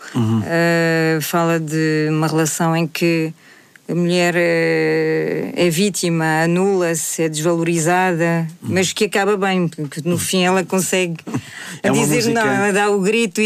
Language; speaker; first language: Portuguese; native; Portuguese